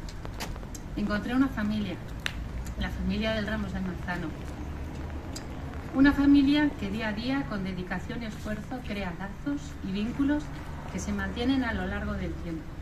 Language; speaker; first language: Spanish; native; Spanish